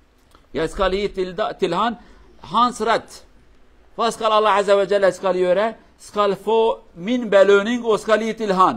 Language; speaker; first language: Norwegian; non-native, learner; Kurdish